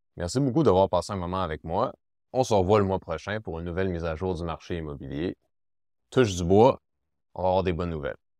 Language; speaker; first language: French; native; French